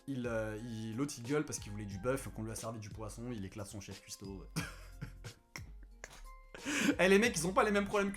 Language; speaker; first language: French; native; French